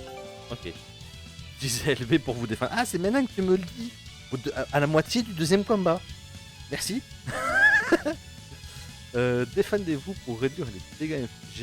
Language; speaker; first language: French; native; French